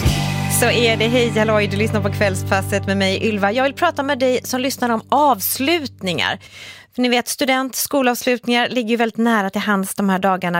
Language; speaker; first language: Swedish; native; Swedish